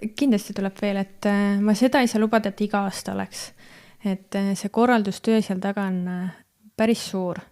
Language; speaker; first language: Estonian; native; Estonian